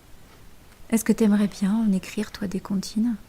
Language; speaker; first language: French; native; French